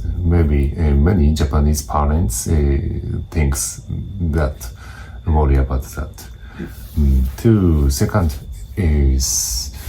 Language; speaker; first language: English; non-native, learner; Japanese